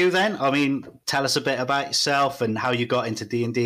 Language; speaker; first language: English; native; English